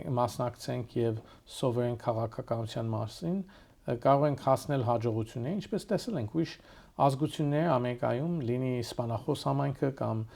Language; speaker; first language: Armenian; early bilingual, heritage; Armenian